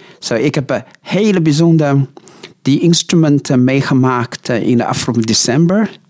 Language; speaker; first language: Dutch; non-native, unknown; Chinese